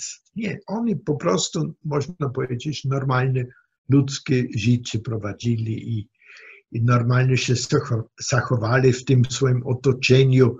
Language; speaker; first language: Polish; non-native, fluent; German